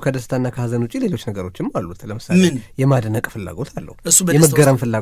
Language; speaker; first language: Amharic; native; Amharic